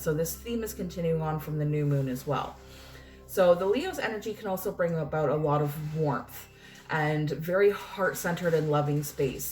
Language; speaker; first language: English; native; English